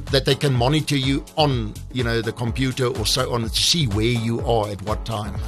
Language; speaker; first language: English; non-native, local second language; Afrikaans